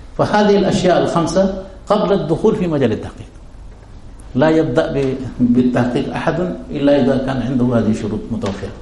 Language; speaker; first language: Arabic; non-native, fluent; Urdu